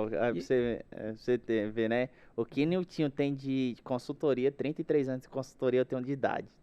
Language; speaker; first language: Portuguese; native; Portuguese